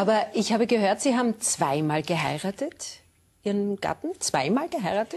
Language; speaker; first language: German; native; German